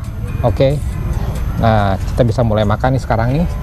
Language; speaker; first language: Indonesian; native; Indonesian